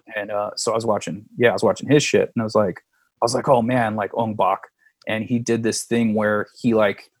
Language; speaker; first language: English; native; English